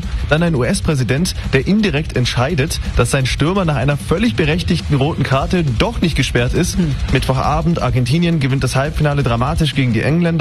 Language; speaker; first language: German; native; German